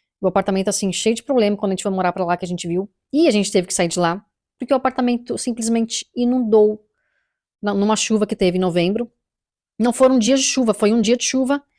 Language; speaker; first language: Portuguese; native; Portuguese